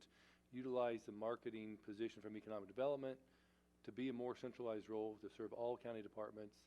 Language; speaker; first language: English; native; English